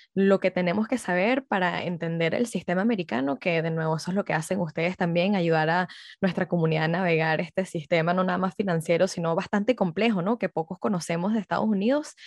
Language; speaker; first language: Spanish; early bilingual, heritage; Spanish